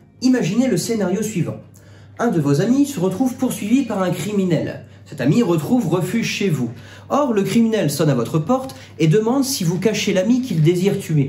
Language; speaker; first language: French; native; French